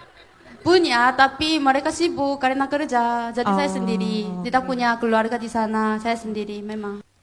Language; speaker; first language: Indonesian; non-native, fluent; Korean